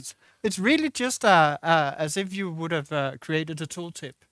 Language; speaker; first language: English; non-native, fluent; Danish